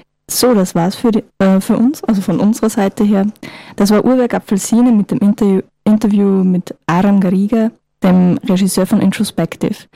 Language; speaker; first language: German; native; German